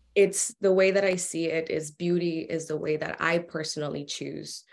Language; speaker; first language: English; early bilingual, other home language; Spanish